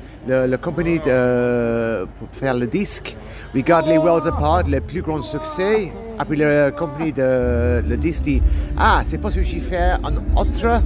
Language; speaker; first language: French; non-native, learner; English